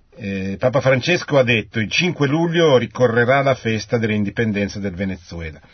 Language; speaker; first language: Italian; native; Italian